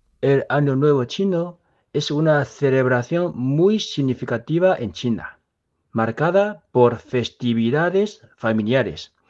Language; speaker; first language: Spanish; non-native, fluent; Chinese